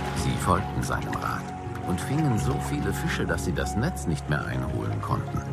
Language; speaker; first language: German; native; German